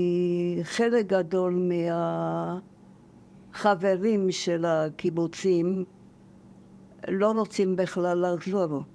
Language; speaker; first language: Hebrew; non-native, fluent; German